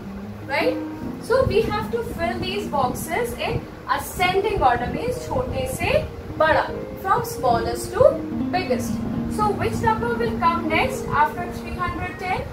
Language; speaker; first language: English; non-native, local second language; Hindi